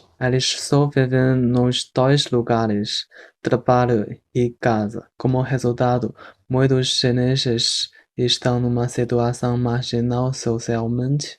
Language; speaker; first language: Portuguese; non-native, fluent; Chinese